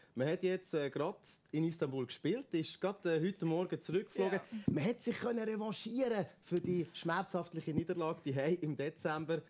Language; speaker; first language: German; native; German